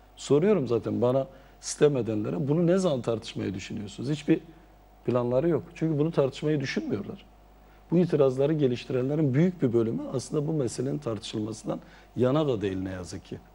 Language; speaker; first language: Turkish; non-native, local second language; Zaza